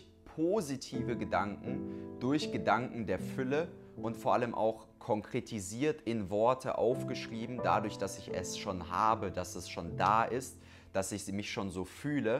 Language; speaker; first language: German; native; German